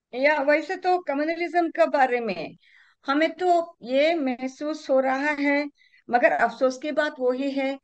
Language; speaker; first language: Hindi; non-native, local second language; Kannada